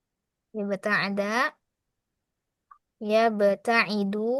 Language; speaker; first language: Arabic; non-native, fluent; Indonesian